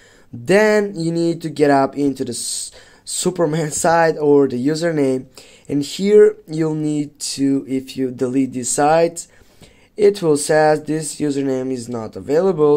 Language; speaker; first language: English; non-native, fluent; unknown